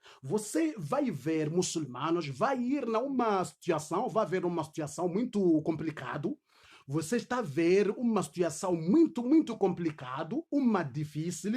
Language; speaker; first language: Portuguese; non-native, learner; Swahili